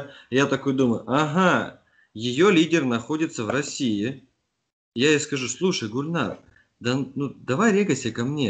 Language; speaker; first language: Russian; native; Russian